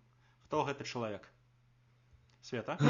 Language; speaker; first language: Belarusian; non-native, local second language; Russian